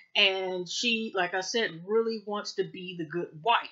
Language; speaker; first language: English; native; English